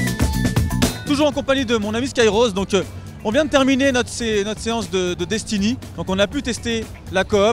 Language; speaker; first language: French; native; French